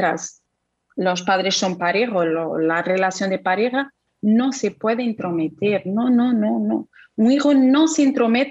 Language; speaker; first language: Spanish; non-native, fluent; Portuguese